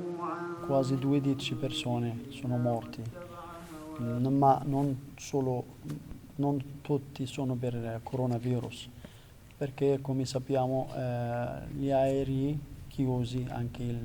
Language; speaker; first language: Italian; non-native, learner; Arabic